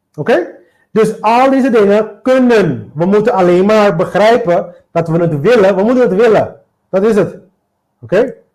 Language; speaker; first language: Dutch; non-native, local second language; Papiamento